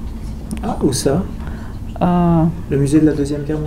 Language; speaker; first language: French; native; French